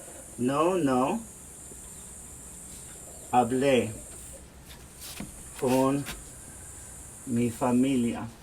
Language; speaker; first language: Spanish; non-native, fluent; English